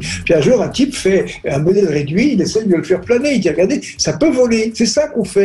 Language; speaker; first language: French; native; French